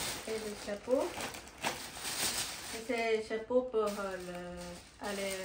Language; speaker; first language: French; non-native, learner; Japanese